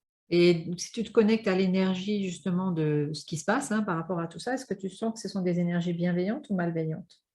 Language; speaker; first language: French; native; French